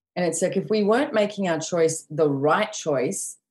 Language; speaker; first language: English; native; English